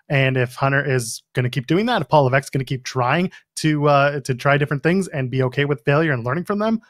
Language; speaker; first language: English; native; English